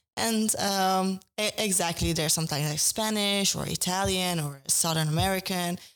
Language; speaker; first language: English; non-native, fluent; Persian